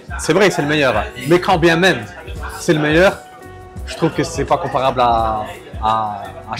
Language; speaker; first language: French; native; French